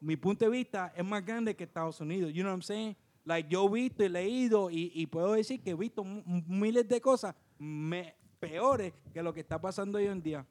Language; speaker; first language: Spanish; early bilingual, heritage; Spanish